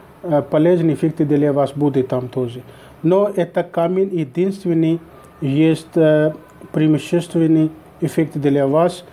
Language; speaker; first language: Russian; non-native, learner; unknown